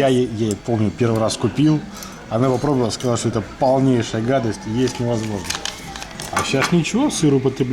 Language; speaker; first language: Russian; native; Russian